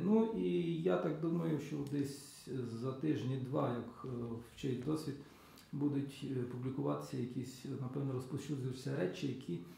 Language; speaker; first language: Ukrainian; native; Ukrainian